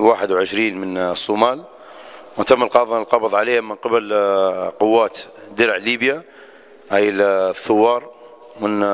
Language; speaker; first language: Arabic; native; Arabic